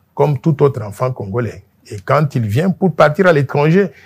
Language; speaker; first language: French; non-native, local second language; Luba-Lulua